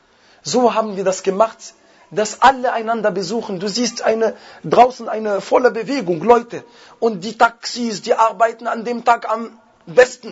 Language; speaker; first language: German; non-native, fluent; Arabic